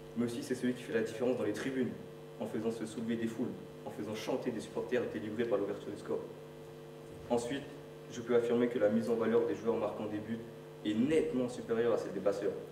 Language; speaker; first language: French; native; French